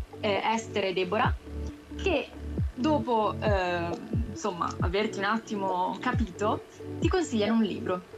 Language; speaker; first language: Italian; native; Italian